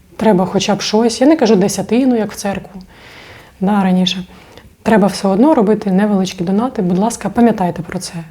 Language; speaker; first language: Ukrainian; non-native, local second language; Russian